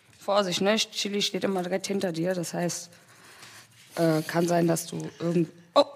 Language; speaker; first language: German; early bilingual, other home language; Tigrinya